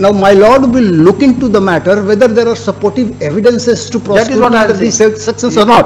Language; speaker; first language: English; non-native, local second language; Hindi